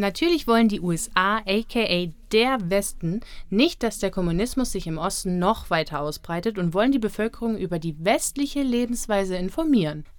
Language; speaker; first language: German; native; German